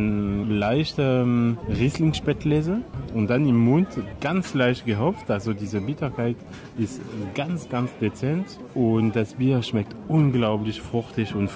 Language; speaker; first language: German; non-native, fluent; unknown